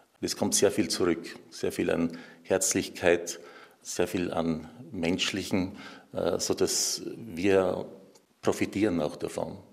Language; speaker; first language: German; native; German